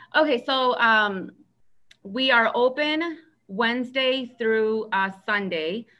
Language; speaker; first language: English; native; English